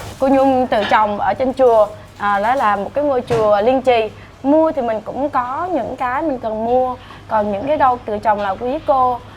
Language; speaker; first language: Vietnamese; native; Vietnamese